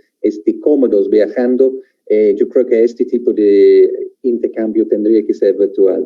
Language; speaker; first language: Spanish; non-native, fluent; English